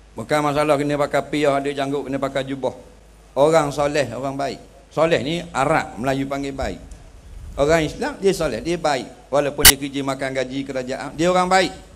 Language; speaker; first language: Malay; native; Malay